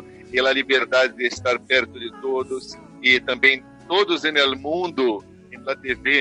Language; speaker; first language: Spanish; non-native, learner; Portuguese